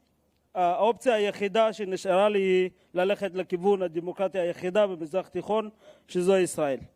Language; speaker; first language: Hebrew; non-native, fluent; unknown